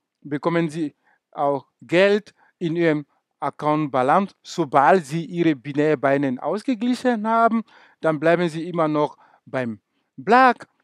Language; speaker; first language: German; non-native, fluent; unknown